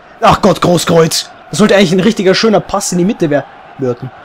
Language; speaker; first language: German; native; German